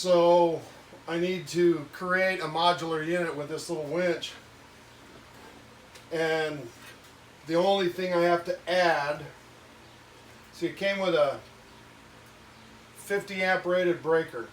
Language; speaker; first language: English; native; English